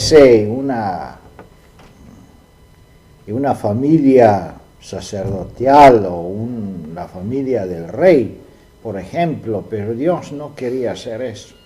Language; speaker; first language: Spanish; non-native, fluent; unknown